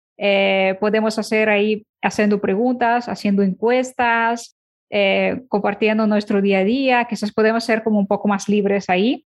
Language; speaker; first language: Spanish; non-native, fluent; Ukrainian